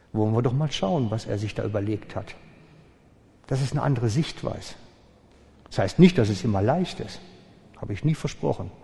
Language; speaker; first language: German; native; German